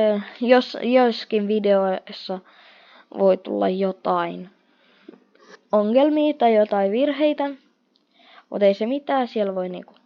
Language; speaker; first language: Finnish; non-native, fluent; Russian